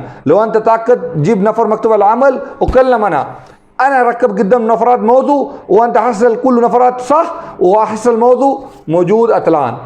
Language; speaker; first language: Arabic; non-native, learner; Urdu